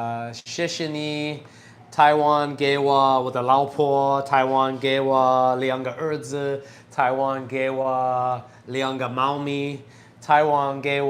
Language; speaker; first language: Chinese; non-native, learner; English